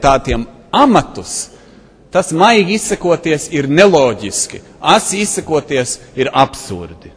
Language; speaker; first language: Latvian; early bilingual, heritage; Latvian